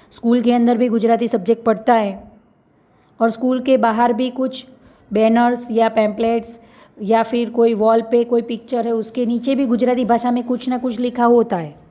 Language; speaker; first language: Hindi; non-native, local second language; Gujarati